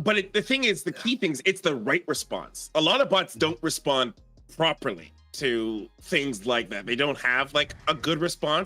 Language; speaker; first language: English; native; English